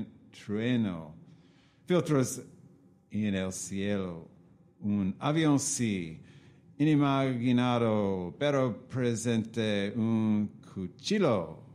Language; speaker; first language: Spanish; non-native, learner; English